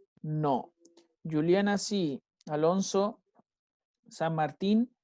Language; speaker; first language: Spanish; native; Spanish